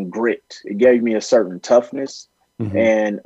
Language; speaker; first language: English; native; English